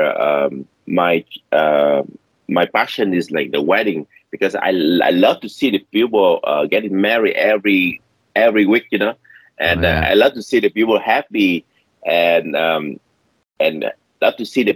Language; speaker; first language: English; non-native, learner; Vietnamese